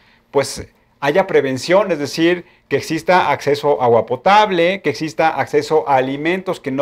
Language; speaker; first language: Spanish; native; Spanish